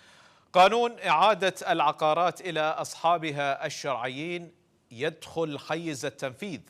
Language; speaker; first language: Arabic; native; Arabic